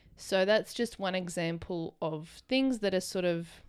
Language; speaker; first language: English; native; English